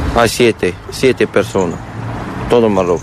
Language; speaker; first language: Spanish; non-native, learner; Arabic